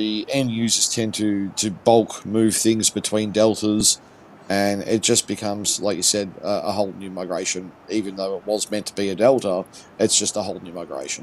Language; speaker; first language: English; native; English